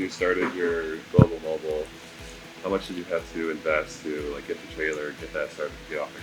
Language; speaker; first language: English; native; English